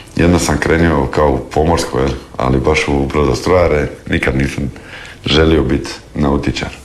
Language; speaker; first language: Croatian; native; Croatian